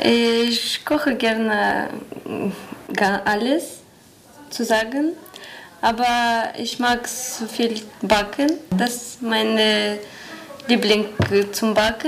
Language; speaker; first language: German; non-native, learner; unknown